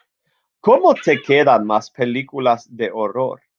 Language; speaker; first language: Spanish; non-native, fluent; English